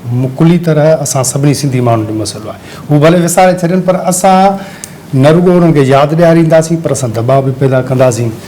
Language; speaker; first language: Sindhi; native; Sindhi